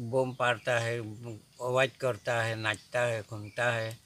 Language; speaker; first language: Hindi; non-native, local second language; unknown